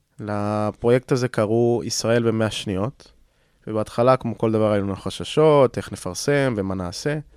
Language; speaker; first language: Hebrew; non-native, fluent; Spanish